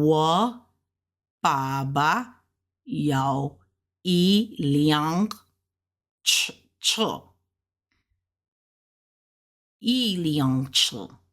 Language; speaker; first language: Chinese; non-native, learner; English